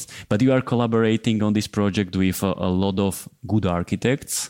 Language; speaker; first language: English; non-native, fluent; Slovak